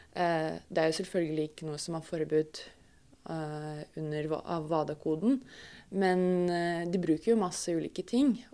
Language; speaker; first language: Norwegian; non-native, fluent; Russian